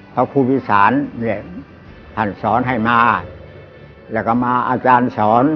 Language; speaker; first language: Thai; native; Thai